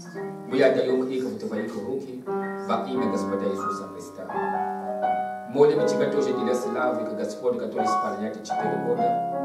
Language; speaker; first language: Russian; non-native, fluent; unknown